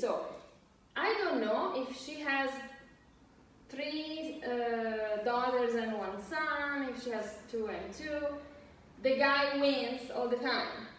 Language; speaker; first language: English; non-native, fluent; Italian